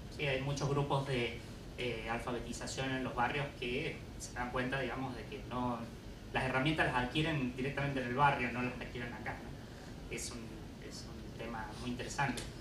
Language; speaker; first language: Spanish; native; Spanish